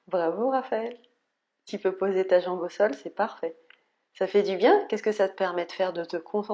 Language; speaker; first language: French; native; French